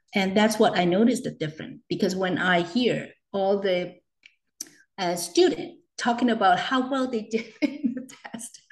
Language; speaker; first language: English; non-native, local second language; Cantonese